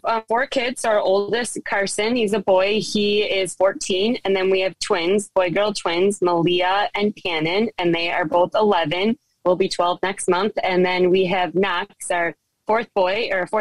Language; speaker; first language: English; native; English